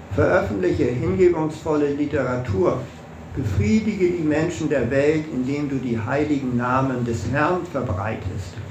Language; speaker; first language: English; non-native, fluent; German